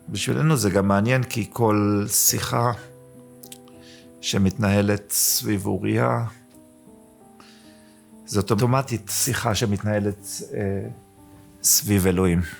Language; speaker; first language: Hebrew; early bilingual, other home language; German